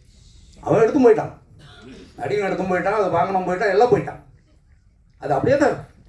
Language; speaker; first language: Tamil; native; Tamil